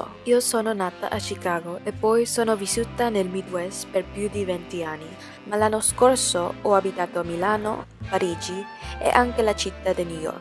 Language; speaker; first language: Italian; non-native, learner; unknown